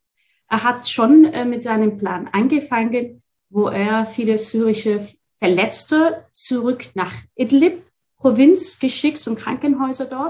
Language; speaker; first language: German; non-native, fluent; Arabic